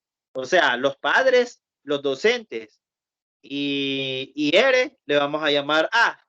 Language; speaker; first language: Spanish; native; Spanish